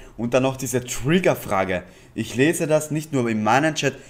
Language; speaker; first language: German; native; German